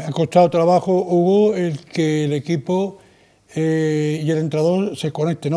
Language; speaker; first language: Spanish; native; Spanish